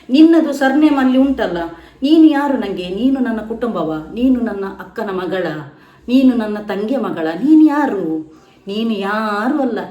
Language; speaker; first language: Kannada; non-native, local second language; Tulu